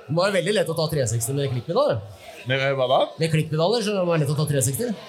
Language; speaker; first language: Norwegian; native; Norwegian